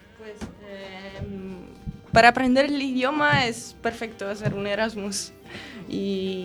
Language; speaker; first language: Spanish; non-native, learner; Italian